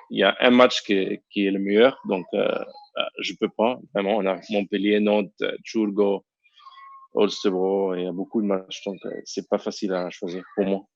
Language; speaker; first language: French; non-native, learner; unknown